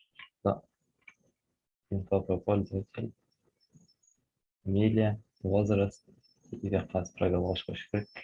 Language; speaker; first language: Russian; non-native, local second language; Kyrgyz